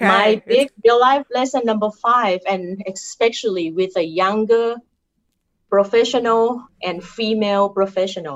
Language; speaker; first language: English; non-native, fluent; Thai